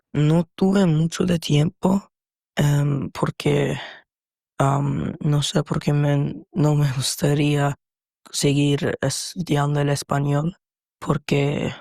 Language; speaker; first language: Spanish; non-native, learner; English